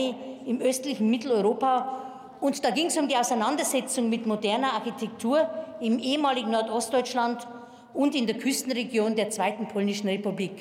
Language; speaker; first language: German; native; German